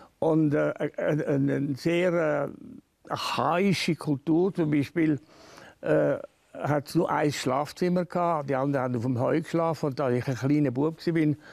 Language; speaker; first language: German; native; German